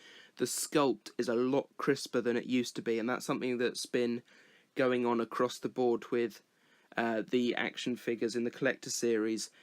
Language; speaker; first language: English; native; English